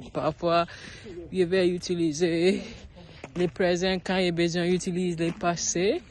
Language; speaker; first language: French; non-native, learner; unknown